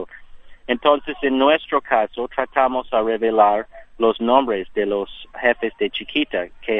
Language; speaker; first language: Spanish; non-native, learner; English